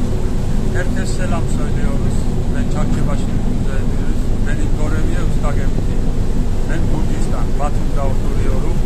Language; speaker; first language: Turkish; non-native, learner; Georgian